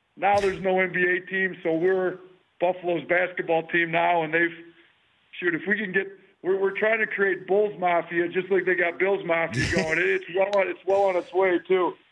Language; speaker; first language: English; native; English